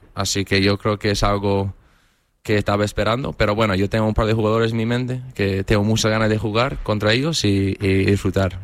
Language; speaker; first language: Spanish; non-native, fluent; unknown